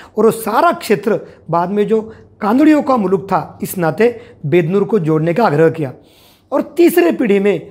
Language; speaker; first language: Hindi; non-native, local second language; Marathi